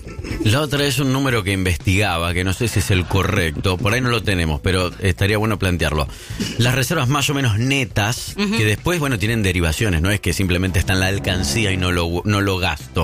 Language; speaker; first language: Spanish; native; Spanish